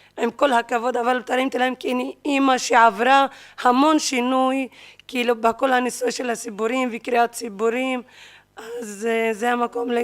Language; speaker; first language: Hebrew; non-native, local second language; Arabic